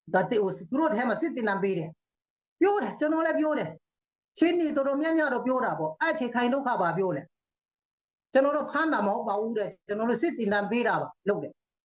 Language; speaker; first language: Burmese; non-native, local second language; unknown